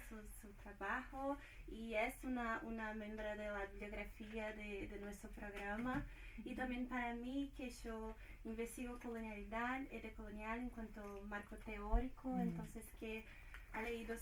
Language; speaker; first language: Spanish; non-native, learner; Portuguese